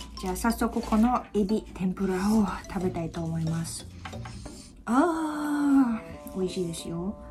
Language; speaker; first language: Japanese; non-native, fluent; Russian